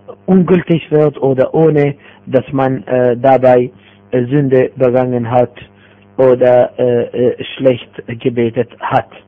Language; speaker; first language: German; non-native, fluent; Arabic